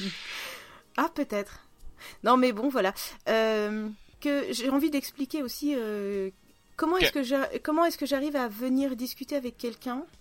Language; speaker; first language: French; non-native, fluent; Russian